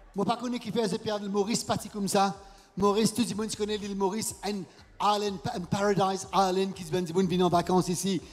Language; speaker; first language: French; non-native, local second language; Morisyen